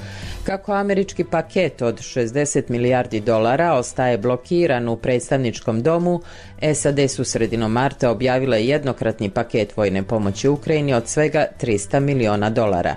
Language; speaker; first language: Croatian; native; Croatian